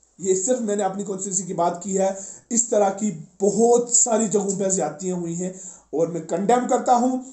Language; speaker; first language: Hindi; non-native, local second language; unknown